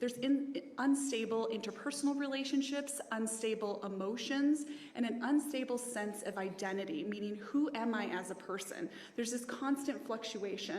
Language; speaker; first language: English; native; English